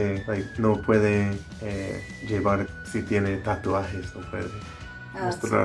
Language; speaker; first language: Spanish; non-native, learner; English